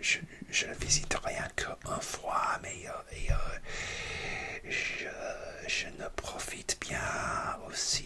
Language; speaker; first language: French; non-native, learner; English